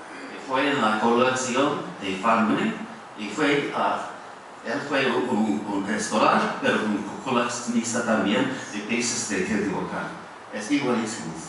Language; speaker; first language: Spanish; non-native, fluent; English